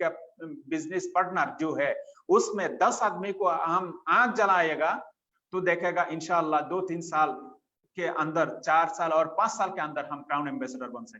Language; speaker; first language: Hindi; non-native, fluent; Bangla